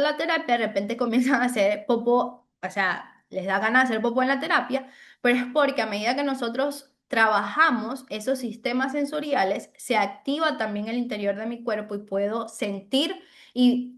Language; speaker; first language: Spanish; native; Spanish